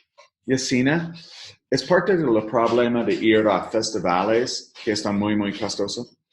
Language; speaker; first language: Spanish; non-native, learner; English